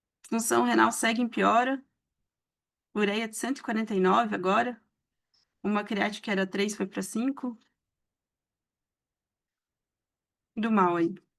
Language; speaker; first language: Portuguese; native; Portuguese